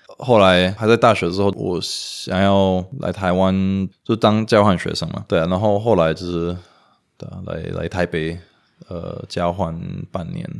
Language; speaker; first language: Chinese; non-native, fluent; Romanian